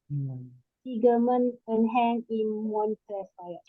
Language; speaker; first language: Korean; non-native, learner; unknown